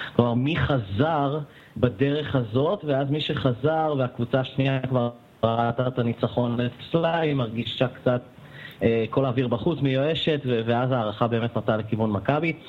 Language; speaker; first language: Hebrew; native; Hebrew